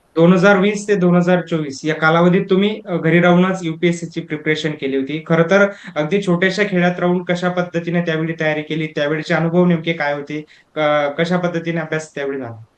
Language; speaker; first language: Marathi; native; Marathi